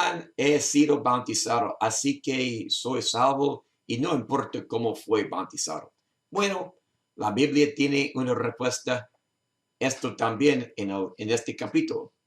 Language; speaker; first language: Spanish; non-native, learner; English